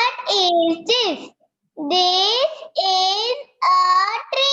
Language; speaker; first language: English; non-native, learner; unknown